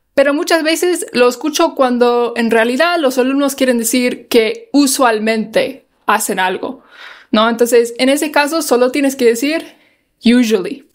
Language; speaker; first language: Spanish; non-native, fluent; English